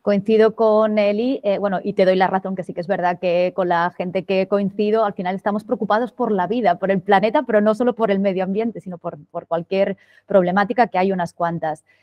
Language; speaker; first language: Spanish; non-native, local second language; Catalan